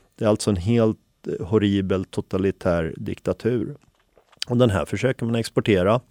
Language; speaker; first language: Swedish; early bilingual, other home language; Finnish